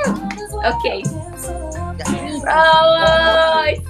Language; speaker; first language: English; non-native, learner; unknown